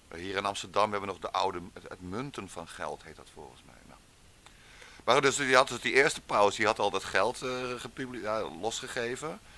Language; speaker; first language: Dutch; native; Dutch